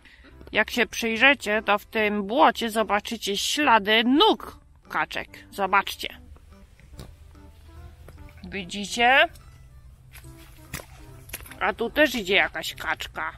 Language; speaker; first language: Polish; native; Polish